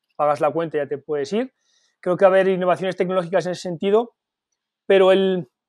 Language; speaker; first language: Spanish; early bilingual, heritage; Spanish